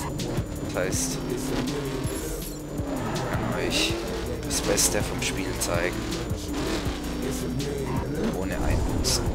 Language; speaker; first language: German; native; German